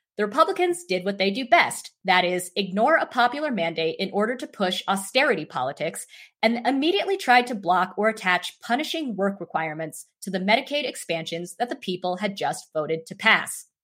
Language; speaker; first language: English; native; English